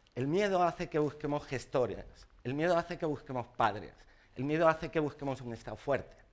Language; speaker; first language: Spanish; native; Spanish